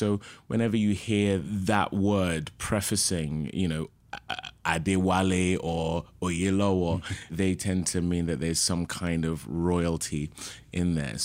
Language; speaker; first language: English; native; English